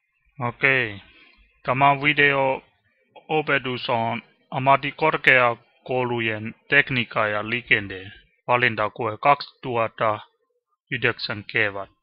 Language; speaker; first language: Finnish; non-native, learner; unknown